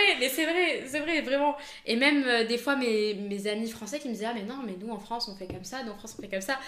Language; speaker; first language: French; native; French